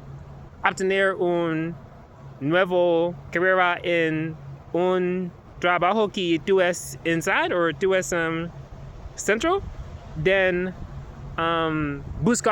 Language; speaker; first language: Spanish; non-native, learner; English